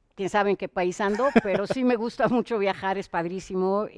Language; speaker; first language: Spanish; non-native, fluent; Hebrew